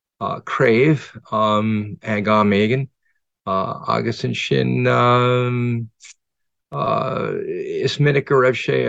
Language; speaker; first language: Irish; non-native, fluent; English